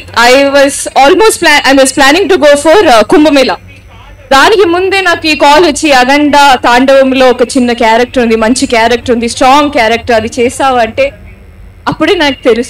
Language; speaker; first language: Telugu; non-native, local second language; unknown